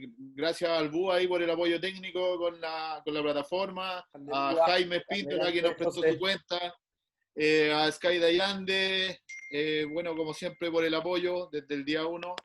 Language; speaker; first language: Spanish; native; Spanish